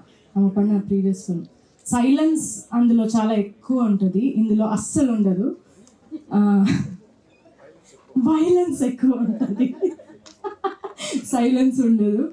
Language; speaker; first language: Telugu; non-native, fluent; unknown